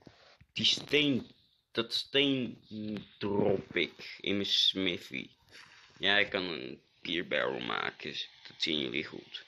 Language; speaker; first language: Dutch; native; Dutch